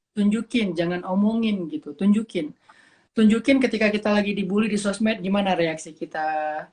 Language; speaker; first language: Indonesian; native; Indonesian